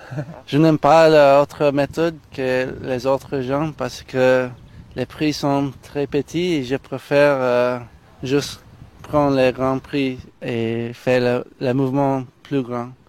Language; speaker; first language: French; non-native, learner; Spanish